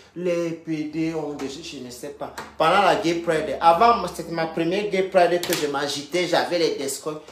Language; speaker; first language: French; native; French